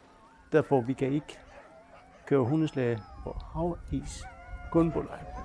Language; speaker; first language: Danish; non-native, local second language; Kalaallisut